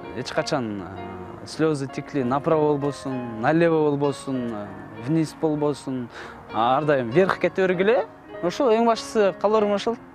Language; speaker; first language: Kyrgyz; native; Kyrgyz